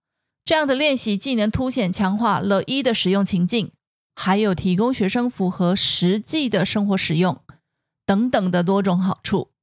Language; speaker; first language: Chinese; native; Chinese